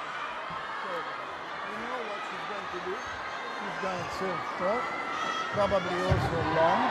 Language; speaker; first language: English; non-native, fluent; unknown